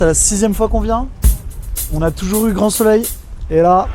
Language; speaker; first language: French; native; French